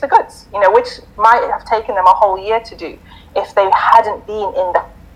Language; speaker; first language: English; native; English